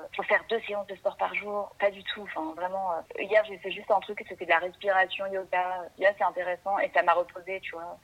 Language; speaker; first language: French; native; French